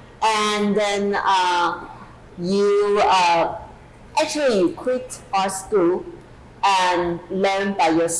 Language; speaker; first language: English; non-native, fluent; Chinese